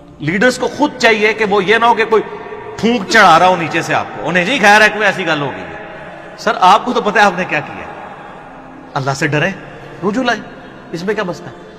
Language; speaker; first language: Urdu; non-native, local second language; Punjabi